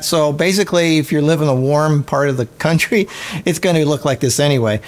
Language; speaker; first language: English; native; English